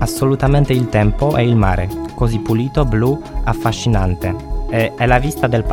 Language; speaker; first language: Italian; non-native, fluent; Polish